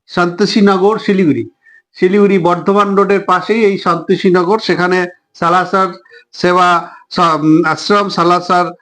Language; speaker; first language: Bangla; native; Bangla